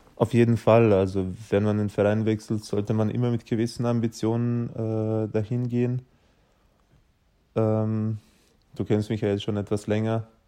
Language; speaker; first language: German; native; German